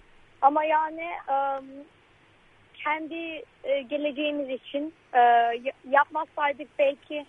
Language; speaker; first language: Turkish; early bilingual, heritage; Turkish